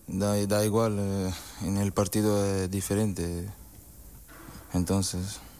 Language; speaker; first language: Spanish; non-native, learner; Portuguese